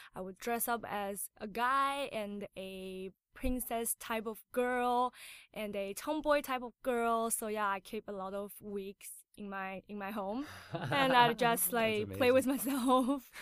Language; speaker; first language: English; non-native, fluent; Chinese